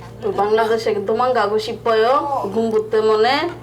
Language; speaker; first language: Korean; non-native, local second language; Bangla